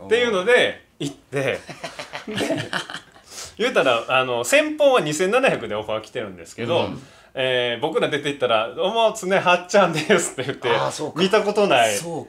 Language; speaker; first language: Japanese; native; Japanese